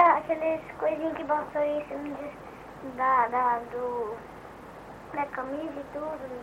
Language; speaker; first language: Portuguese; early bilingual, heritage; Portuguese